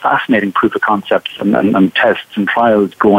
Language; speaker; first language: English; native; English